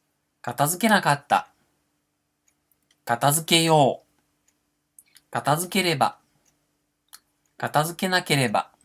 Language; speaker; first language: Japanese; non-native, fluent; Portuguese